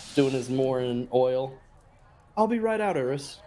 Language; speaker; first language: English; native; English